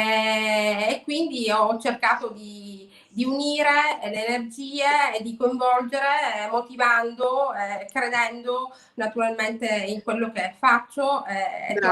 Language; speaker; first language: Italian; native; Italian